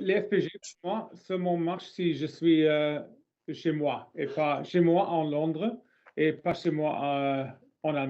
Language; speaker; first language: French; non-native, learner; English